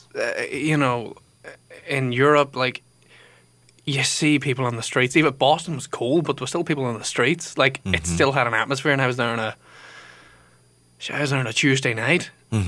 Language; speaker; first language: English; native; English